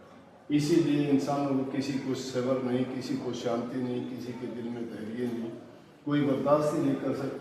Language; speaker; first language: Hindi; native; Hindi